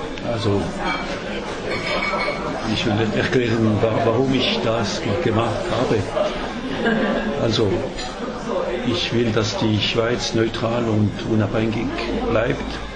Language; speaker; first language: German; non-native, learner; French